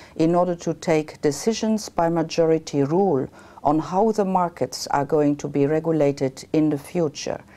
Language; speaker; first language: English; non-native, fluent; Luxembourgish